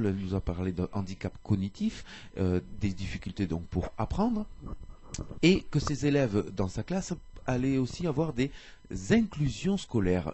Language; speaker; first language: French; native; French